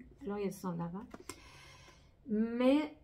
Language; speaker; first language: French; non-native, fluent; Portuguese